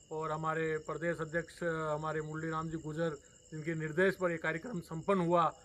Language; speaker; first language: Hindi; native; Hindi